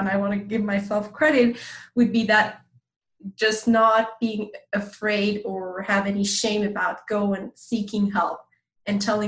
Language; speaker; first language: English; non-native, fluent; Persian